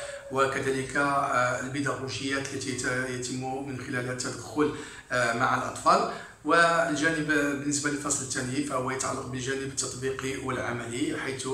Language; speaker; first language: Arabic; native; Arabic